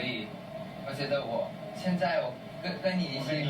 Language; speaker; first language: Chinese; non-native, learner; Thai